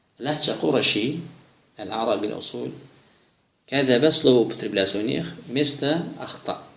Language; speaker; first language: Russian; non-native, local second language; Azerbaijani